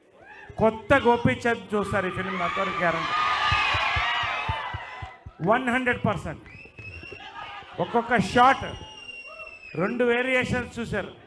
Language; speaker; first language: Telugu; native; Telugu